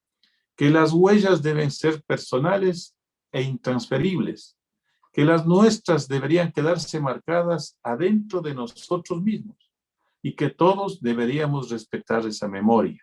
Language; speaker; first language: Spanish; native; Spanish